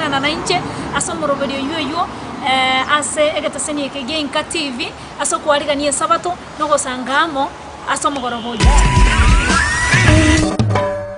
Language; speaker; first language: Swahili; non-native, local second language; Gusii